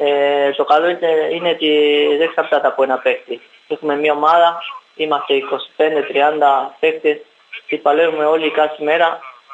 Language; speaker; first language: Greek; non-native, learner; Spanish